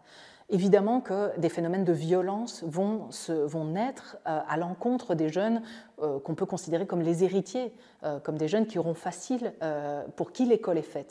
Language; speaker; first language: French; native; French